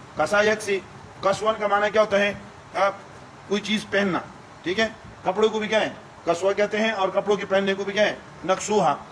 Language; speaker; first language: Urdu; non-native, local second language; Pashto